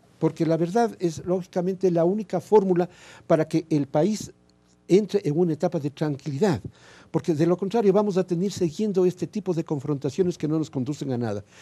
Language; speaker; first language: Spanish; native; Spanish